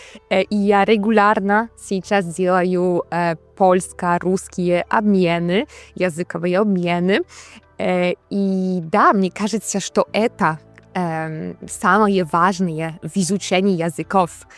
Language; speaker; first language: Russian; non-native, learner; Polish